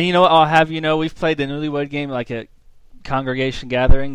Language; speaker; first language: English; native; English